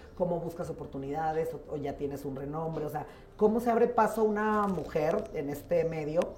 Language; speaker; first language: Spanish; native; Spanish